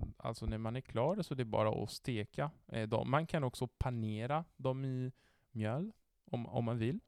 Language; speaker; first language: Swedish; non-native, fluent; Italian